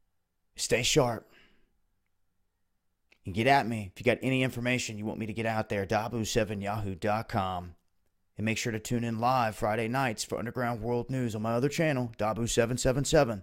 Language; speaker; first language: English; native; English